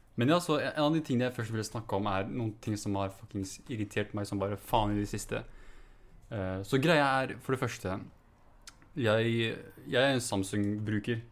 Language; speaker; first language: Norwegian; early bilingual, other home language; Arabic